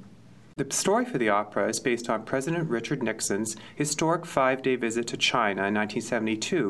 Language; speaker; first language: English; native; English